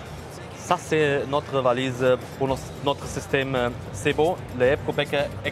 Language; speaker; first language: French; non-native, learner; German